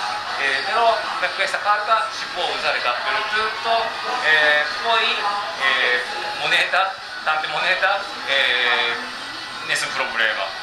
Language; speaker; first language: Italian; non-native, learner; Japanese